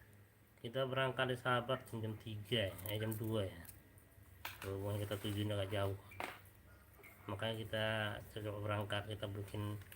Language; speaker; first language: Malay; non-native, local second language; Minangkabau